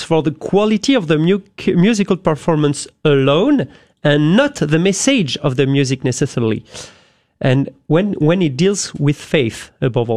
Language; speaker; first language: English; non-native, fluent; French